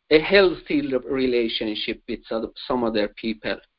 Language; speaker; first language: English; non-native, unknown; Persian